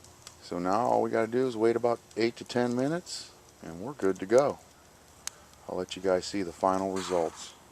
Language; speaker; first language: English; native; English